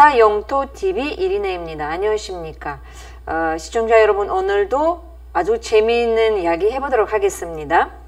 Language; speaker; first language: Korean; non-native, fluent; Russian